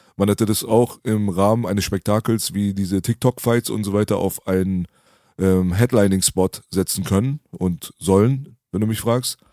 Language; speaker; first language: German; early bilingual, other home language; Persian